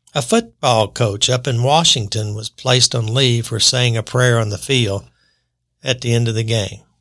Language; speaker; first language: English; native; English